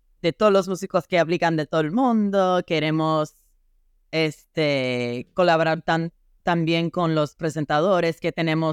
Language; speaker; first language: Spanish; non-native, fluent; English